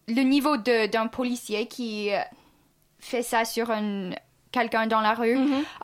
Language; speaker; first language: French; non-native, fluent; English